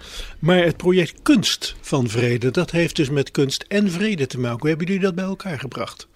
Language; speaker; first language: Dutch; native; Dutch